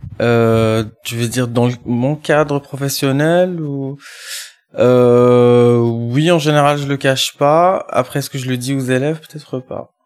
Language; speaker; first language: French; non-native, local second language; Arabic